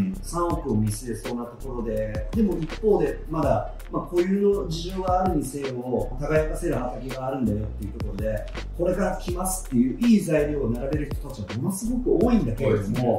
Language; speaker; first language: Japanese; native; Japanese